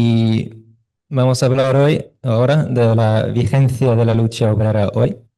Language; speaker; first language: Spanish; non-native, fluent; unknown